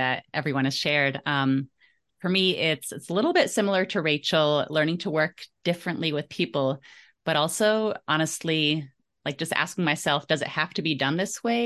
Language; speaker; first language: English; early bilingual, other home language; German